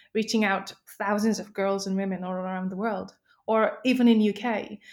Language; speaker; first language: English; non-native, local second language; Nepali